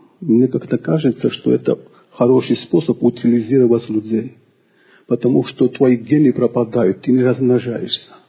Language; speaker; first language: Russian; non-native, local second language; Georgian